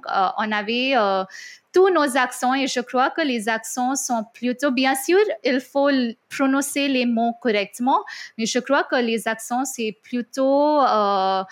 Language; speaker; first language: French; non-native, fluent; Hindi